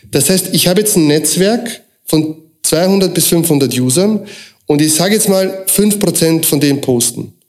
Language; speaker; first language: German; early bilingual, other home language; Croatian